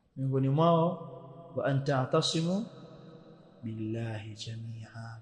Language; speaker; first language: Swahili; native; Swahili